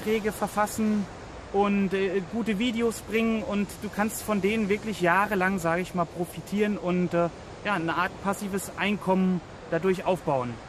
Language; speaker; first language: German; native; German